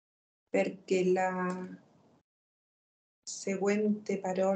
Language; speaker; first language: Italian; non-native, learner; Spanish